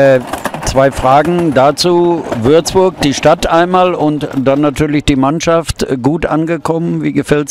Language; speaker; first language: German; native; German